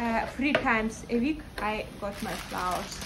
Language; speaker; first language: English; non-native, learner; Russian